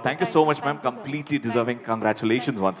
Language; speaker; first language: Telugu; native; Telugu